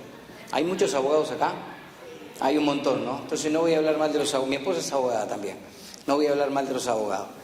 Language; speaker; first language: Spanish; native; Spanish